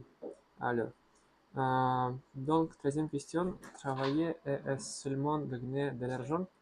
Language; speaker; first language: French; non-native, learner; Russian